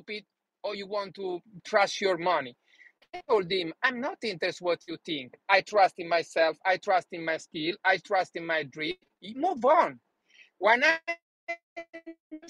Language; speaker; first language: English; non-native, learner; Italian